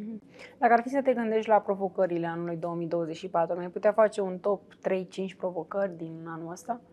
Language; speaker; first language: Romanian; native; Romanian